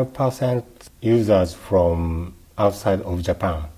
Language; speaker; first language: English; non-native, learner; Japanese